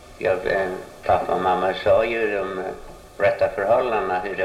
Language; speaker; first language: Swedish; early bilingual, heritage; Swedish